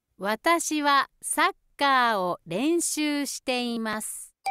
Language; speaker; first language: Japanese; native; Japanese